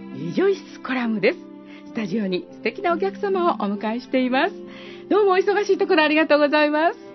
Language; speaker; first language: Japanese; native; Japanese